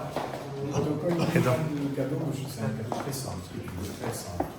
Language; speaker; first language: French; non-native, fluent; Albanian